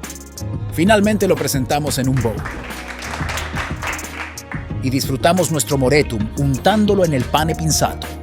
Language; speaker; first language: Spanish; native; Spanish